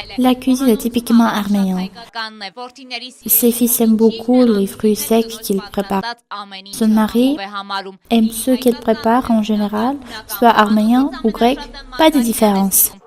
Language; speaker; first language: French; non-native, fluent; Armenian